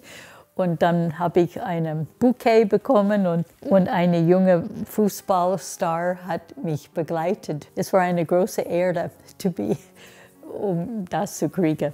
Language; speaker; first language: German; non-native, fluent; English